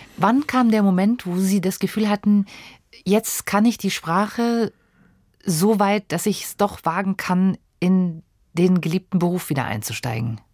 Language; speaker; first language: German; native; German